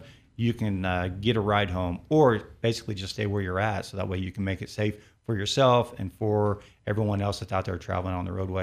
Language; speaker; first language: English; native; English